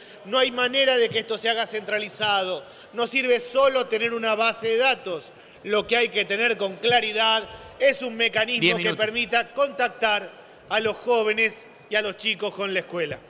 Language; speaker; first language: Spanish; native; Spanish